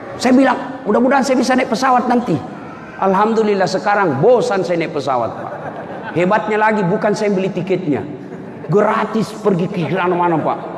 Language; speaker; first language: Indonesian; non-native, local second language; Buginese